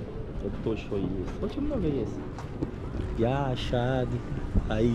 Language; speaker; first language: Russian; non-native, learner; Portuguese